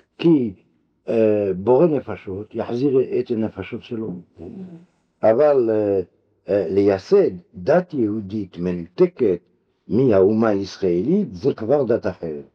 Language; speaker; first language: Hebrew; non-native, fluent; French